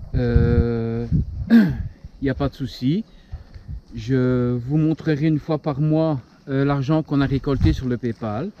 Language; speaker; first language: French; native; French